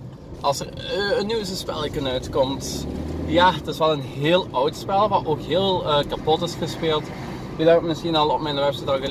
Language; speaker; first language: Dutch; native; Dutch